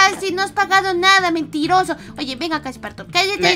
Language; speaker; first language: Spanish; native; Spanish